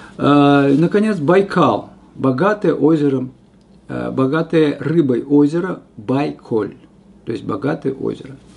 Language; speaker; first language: Russian; non-native, local second language; Kazakh